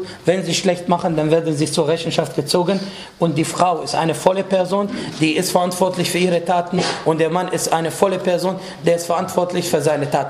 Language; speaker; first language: German; non-native, fluent; Arabic